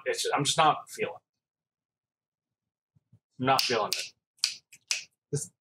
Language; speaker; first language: English; native; English